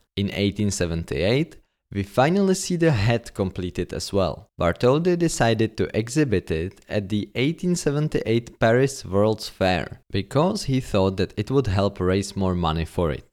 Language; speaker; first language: English; non-native, fluent; Czech